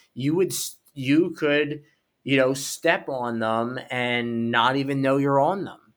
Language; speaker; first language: English; native; English